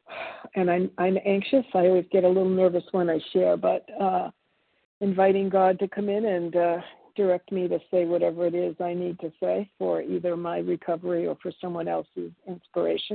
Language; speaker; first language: English; early bilingual, other home language; Italian